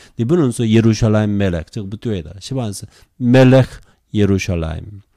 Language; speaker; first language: Chinese; non-native, fluent; Korean